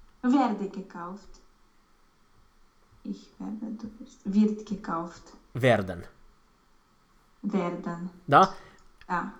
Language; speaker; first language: German; non-native, learner; Romanian